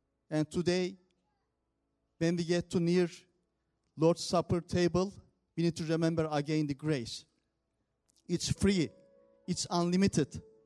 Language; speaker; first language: English; non-native, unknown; Turkish